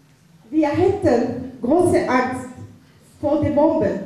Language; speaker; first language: German; non-native, learner; Arabic